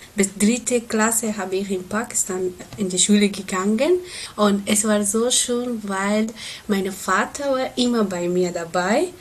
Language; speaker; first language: German; non-native, learner; Persian